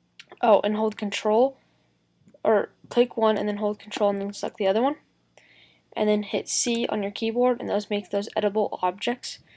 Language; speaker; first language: English; native; English